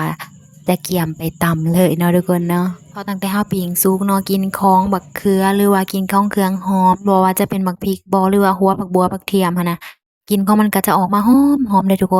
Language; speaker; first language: Thai; non-native, local second language; Lao